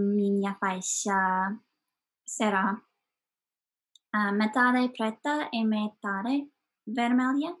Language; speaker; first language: Portuguese; non-native, learner; English